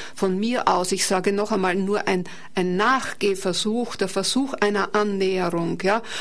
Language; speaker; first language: German; native; German